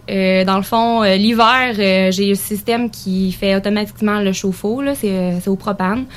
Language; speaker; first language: French; native; French